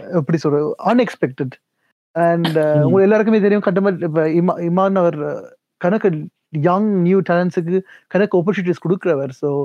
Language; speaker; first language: Tamil; early bilingual, heritage; Tamil